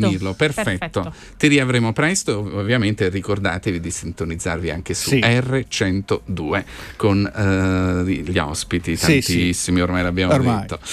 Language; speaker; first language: Italian; native; Italian